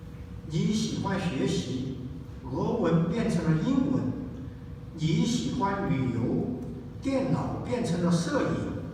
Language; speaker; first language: Chinese; native; Chinese